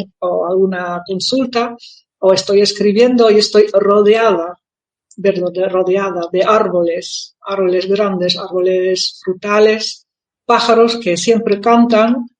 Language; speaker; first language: Spanish; non-native, fluent; Dutch